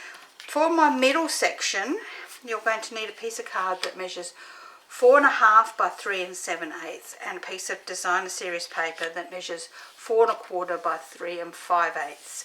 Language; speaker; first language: English; native; English